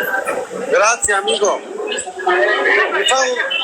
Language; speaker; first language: Italian; non-native, learner; Albanian